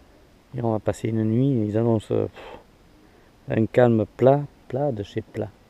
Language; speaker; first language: French; native; French